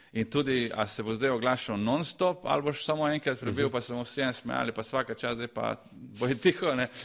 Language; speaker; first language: Slovenian; early bilingual, other home language; Croatian